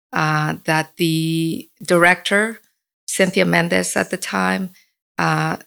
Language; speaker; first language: English; early bilingual, other home language; Spanish